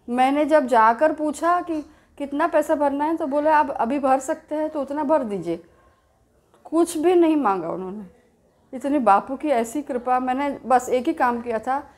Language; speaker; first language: Hindi; native; Hindi